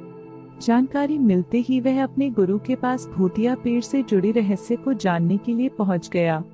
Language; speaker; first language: Hindi; native; Hindi